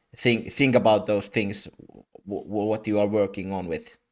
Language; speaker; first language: English; non-native, fluent; Finnish